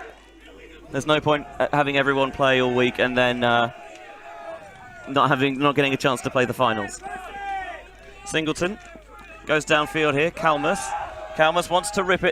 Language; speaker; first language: English; native; English